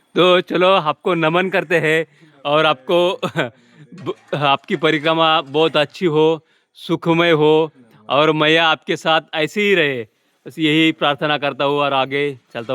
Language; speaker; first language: Hindi; non-native, local second language; Marathi